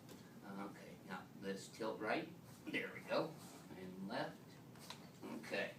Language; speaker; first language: English; native; English